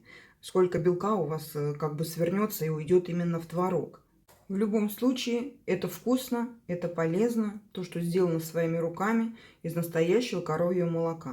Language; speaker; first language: Russian; native; Russian